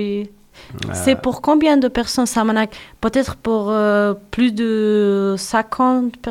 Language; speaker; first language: French; non-native, learner; Persian